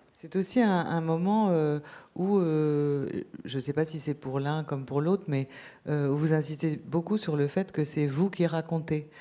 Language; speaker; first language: French; native; French